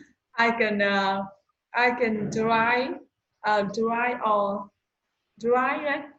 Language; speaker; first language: English; non-native, learner; Vietnamese